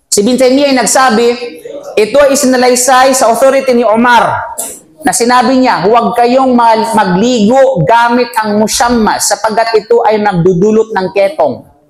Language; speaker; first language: Filipino; non-native, local second language; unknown